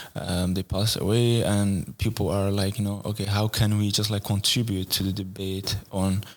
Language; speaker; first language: English; non-native, fluent; Arabic